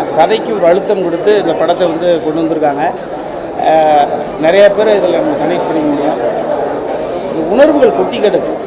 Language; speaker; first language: Tamil; native; Tamil